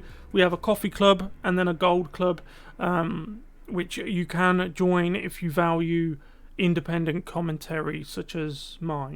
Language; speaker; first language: English; native; English